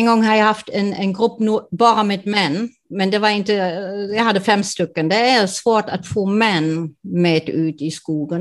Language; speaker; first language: Swedish; non-native, fluent; German